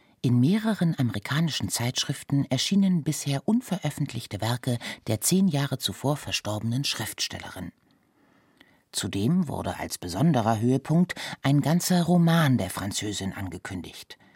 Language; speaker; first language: German; native; German